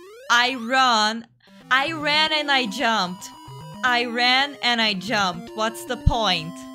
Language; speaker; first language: English; non-native, fluent; Portuguese